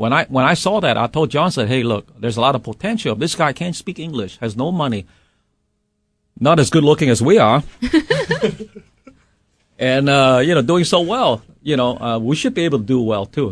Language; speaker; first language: English; non-native, local second language; Cantonese